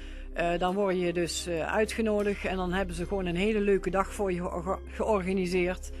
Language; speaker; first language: Dutch; native; Dutch